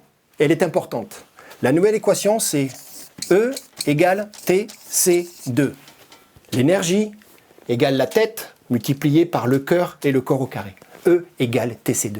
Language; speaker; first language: French; native; French